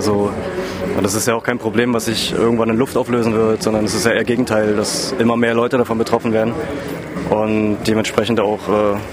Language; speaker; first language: German; native; German